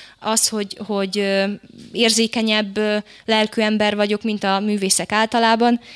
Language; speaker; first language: Hungarian; native; Hungarian